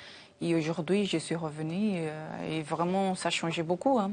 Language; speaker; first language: French; non-native, learner; Portuguese